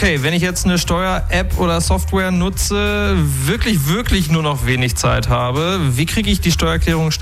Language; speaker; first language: German; native; German